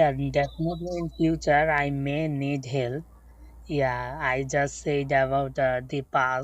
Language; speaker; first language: English; non-native, learner; Bangla